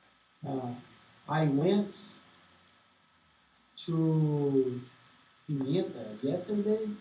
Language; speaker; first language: English; non-native, learner; Portuguese